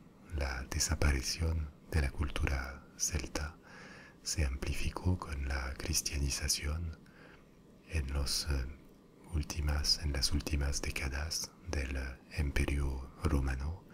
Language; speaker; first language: Spanish; non-native, fluent; French